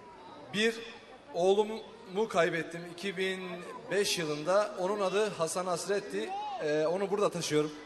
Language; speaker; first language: Turkish; native; Turkish